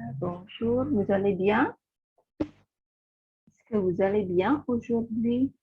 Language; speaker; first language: French; non-native, fluent; Indonesian